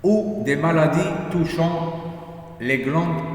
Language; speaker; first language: French; non-native, local second language; Arabic